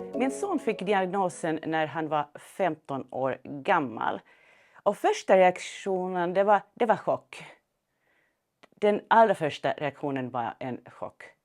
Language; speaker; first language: Swedish; non-native, fluent; Finnish